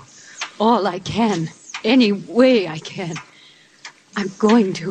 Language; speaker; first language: English; non-native, fluent; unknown